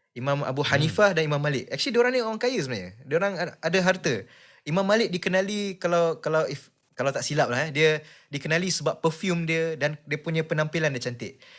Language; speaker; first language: Malay; native; Malay